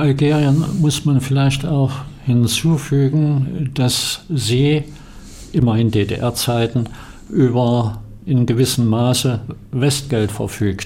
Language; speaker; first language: German; native; German